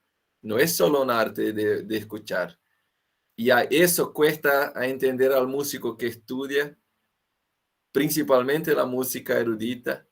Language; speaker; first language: Spanish; non-native, fluent; Portuguese